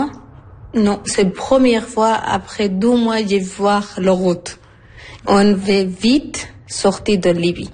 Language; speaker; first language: French; non-native, learner; Arabic